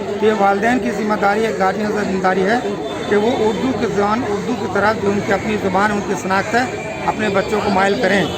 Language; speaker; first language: Urdu; native; Urdu